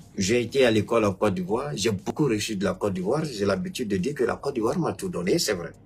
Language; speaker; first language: French; non-native, local second language; Bambara